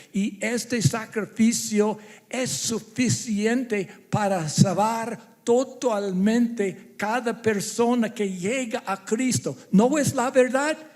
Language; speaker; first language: Spanish; non-native, fluent; English